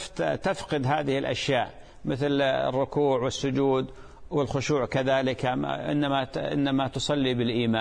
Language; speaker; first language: Arabic; native; Arabic